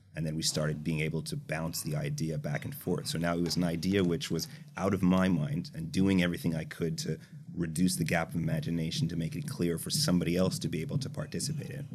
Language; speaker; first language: English; native; English